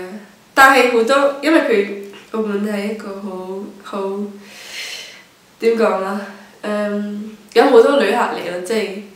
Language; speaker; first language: Cantonese; non-native, local second language; English